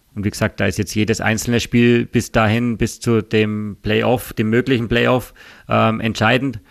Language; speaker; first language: German; native; German